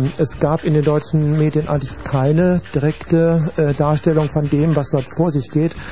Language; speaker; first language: German; native; German